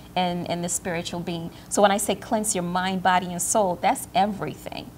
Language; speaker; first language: English; native; English